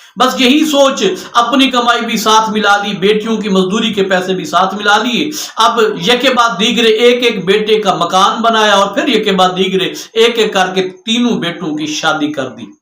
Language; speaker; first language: Urdu; non-native, local second language; Punjabi